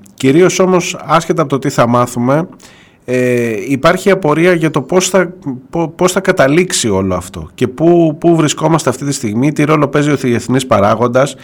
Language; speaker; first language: Greek; native; Greek